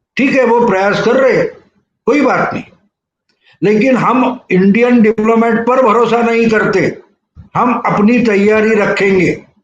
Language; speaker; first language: Hindi; non-native, local second language; Marathi